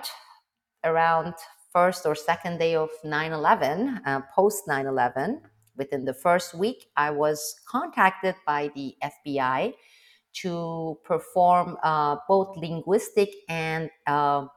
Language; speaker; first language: English; non-native, fluent; Turkish